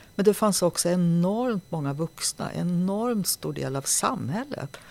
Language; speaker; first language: Swedish; native; Swedish